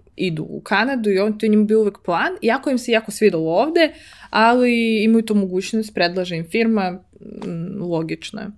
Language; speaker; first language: Serbian; early bilingual, heritage; Serbian